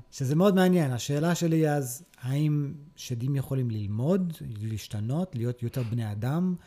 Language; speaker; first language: Hebrew; early bilingual, other home language; English